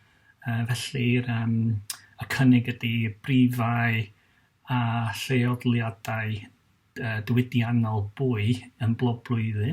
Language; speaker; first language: Welsh; non-native, local second language; English